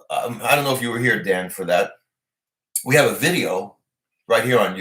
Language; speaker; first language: English; native; English